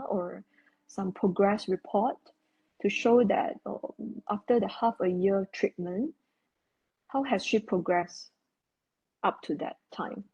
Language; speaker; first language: English; non-native, local second language; Chinese